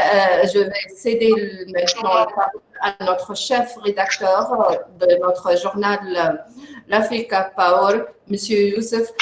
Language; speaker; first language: French; non-native, local second language; Arabic